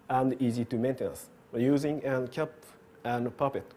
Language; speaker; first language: English; non-native, learner; Japanese